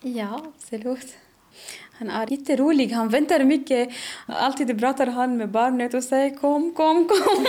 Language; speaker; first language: Swedish; non-native, learner; Arabic